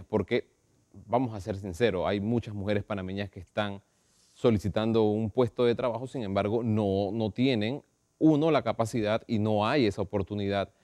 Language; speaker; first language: Spanish; native; Spanish